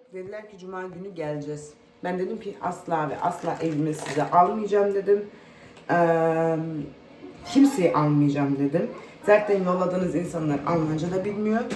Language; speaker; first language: Turkish; early bilingual, heritage; Turkish